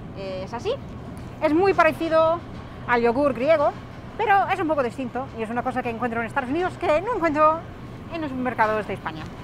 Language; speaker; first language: Spanish; non-native, fluent; English